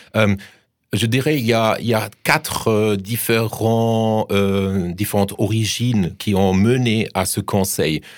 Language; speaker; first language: French; non-native, fluent; German